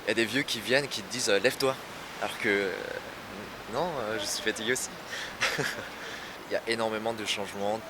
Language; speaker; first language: French; early bilingual, other home language; Korean